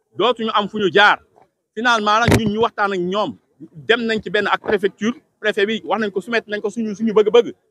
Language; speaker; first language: Wolof; native; Wolof